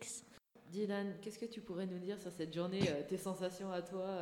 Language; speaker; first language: French; native; French